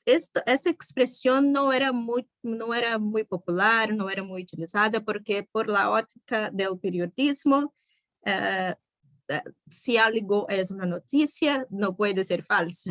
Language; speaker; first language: Spanish; non-native, fluent; Portuguese